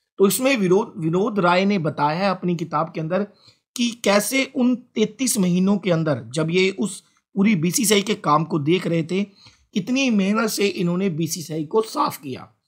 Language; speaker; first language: Hindi; non-native, local second language; Punjabi